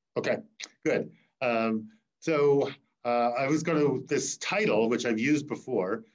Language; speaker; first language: English; native; English